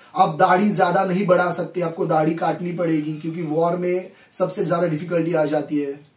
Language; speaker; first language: Hindi; non-native, local second language; Marathi